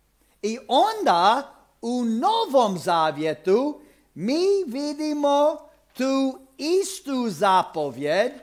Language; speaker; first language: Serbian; non-native, fluent; English